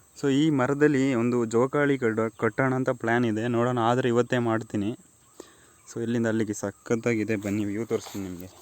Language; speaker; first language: Kannada; native; Kannada